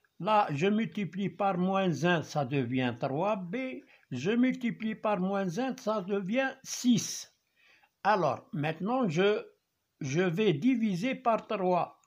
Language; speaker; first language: French; non-native, local second language; Arabic